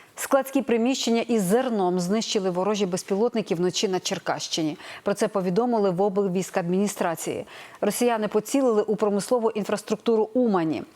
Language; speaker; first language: Ukrainian; native; Ukrainian